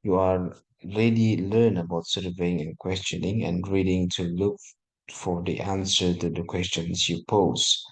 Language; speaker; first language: English; non-native, fluent; Indonesian